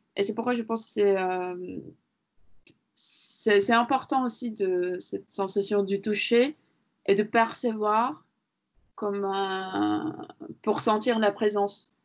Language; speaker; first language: French; non-native, fluent; Latvian